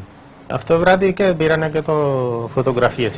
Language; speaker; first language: Greek; non-native, learner; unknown